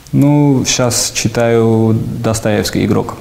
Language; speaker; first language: Russian; non-native, fluent; Georgian